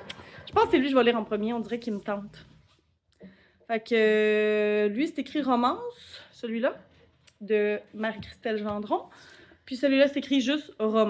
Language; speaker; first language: French; native; French